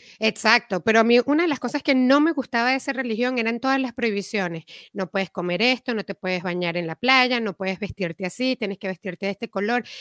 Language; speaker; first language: Spanish; native; Spanish